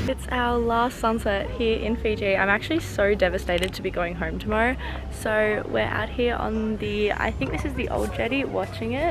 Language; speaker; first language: English; native; English